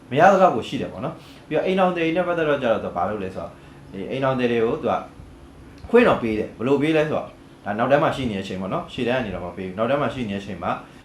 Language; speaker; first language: Burmese; native; Burmese